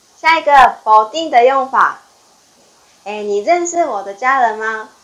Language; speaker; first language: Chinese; non-native, fluent; Japanese